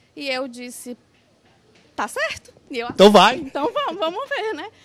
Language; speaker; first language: Portuguese; native; Portuguese